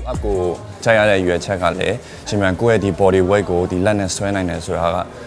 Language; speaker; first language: Burmese; non-native, local second language; Shan